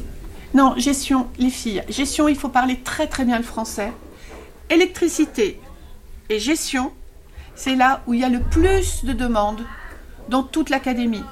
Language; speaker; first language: French; native; French